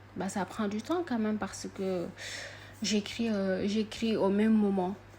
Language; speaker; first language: French; non-native, local second language; Wolof